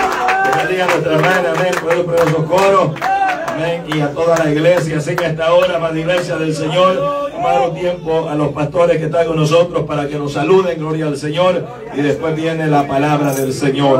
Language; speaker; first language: Spanish; native; Spanish